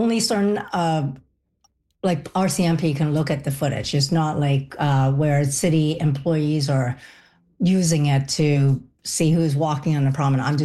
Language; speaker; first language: English; non-native, local second language; Cantonese